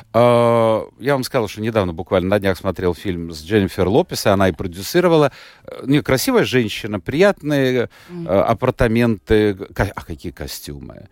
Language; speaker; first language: Russian; native; Russian